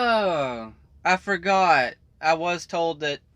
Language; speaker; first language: English; native; English